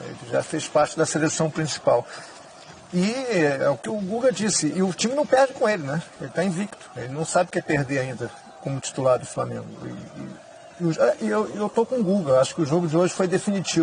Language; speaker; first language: Portuguese; native; Portuguese